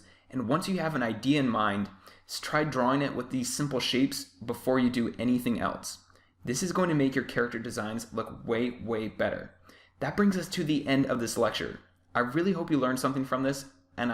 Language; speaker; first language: English; native; English